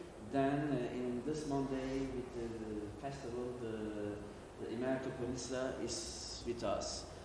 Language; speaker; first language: English; non-native, learner; Turkish